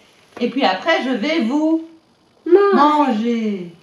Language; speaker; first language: French; native; French